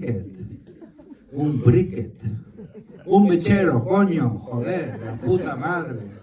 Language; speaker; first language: French; non-native, learner; Spanish